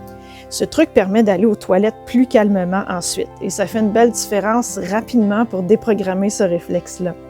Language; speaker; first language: French; native; French